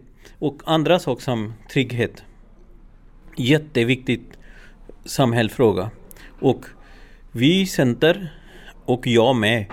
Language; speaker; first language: Swedish; non-native, learner; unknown